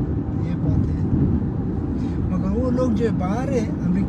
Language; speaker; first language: Hindi; non-native, learner; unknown